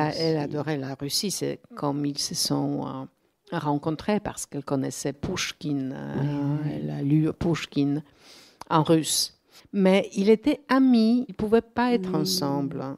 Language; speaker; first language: French; non-native, fluent; Polish